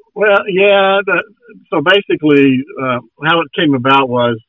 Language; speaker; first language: English; native; English